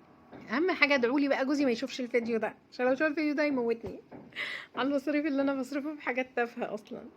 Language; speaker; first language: Arabic; native; Arabic